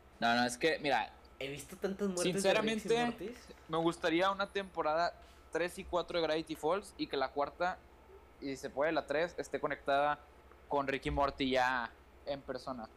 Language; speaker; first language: Spanish; native; Spanish